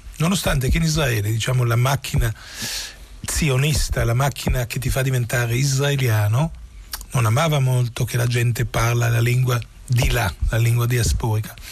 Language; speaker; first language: Italian; non-native, fluent; Romanian